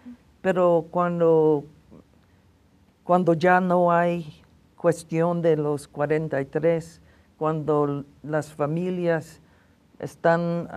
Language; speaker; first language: Spanish; non-native, fluent; English